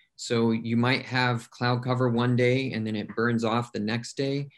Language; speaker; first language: English; native; English